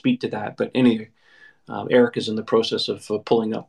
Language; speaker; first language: English; native; English